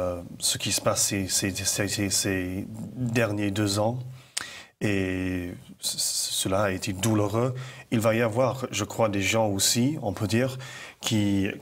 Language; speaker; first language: French; non-native, fluent; English